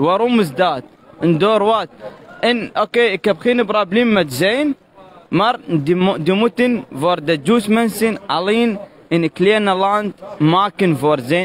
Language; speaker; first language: Dutch; non-native, learner; Arabic